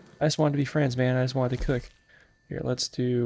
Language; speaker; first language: English; native; English